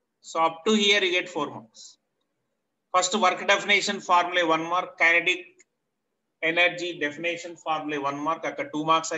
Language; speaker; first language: English; non-native, local second language; Telugu